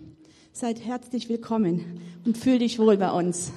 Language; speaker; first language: German; native; German